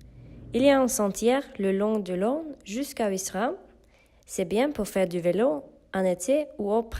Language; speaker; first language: French; non-native, learner; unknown